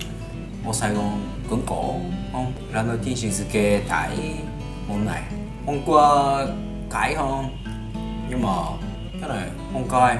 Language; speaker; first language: Vietnamese; non-native, learner; Japanese